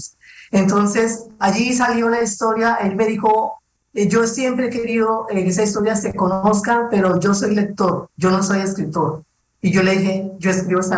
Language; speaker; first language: Spanish; native; Spanish